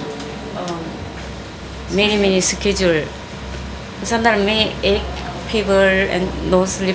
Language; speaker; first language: Korean; native; Korean